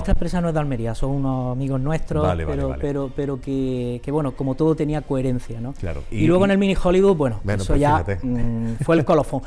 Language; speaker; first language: Spanish; native; Spanish